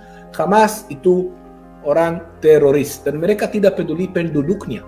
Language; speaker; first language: Indonesian; non-native, fluent; Hebrew